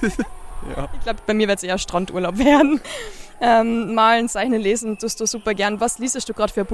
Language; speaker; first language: German; native; German